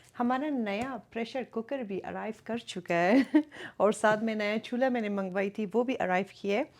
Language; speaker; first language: Urdu; early bilingual, other home language; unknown